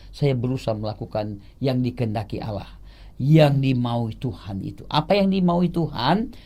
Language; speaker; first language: Indonesian; non-native, local second language; Achinese